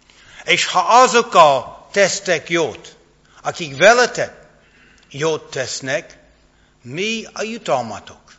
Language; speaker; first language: Hungarian; non-native, fluent; English